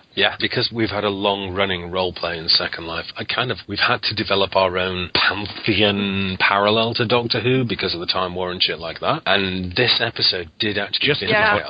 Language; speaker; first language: English; native; English